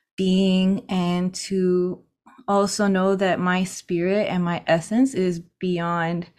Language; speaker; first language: English; early bilingual, other home language; Filipino